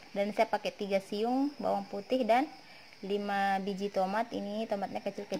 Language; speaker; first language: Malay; non-native, local second language; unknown